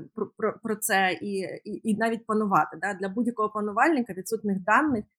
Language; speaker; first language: Ukrainian; native; Ukrainian